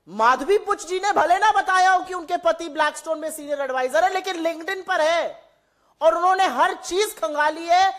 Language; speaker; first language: Hindi; native; Hindi